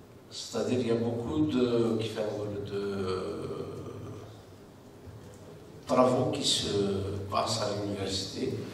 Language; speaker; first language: French; non-native, local second language; Arabic